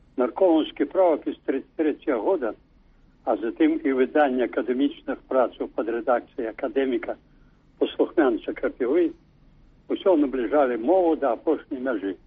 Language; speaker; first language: Belarusian; native; Belarusian